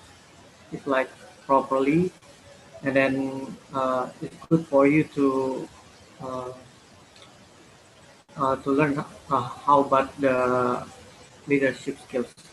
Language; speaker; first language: English; non-native, learner; Malay